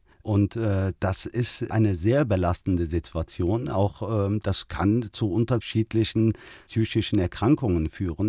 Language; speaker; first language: German; early bilingual, other home language; Turkish